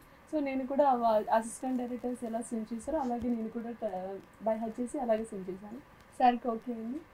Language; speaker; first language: Telugu; non-native, learner; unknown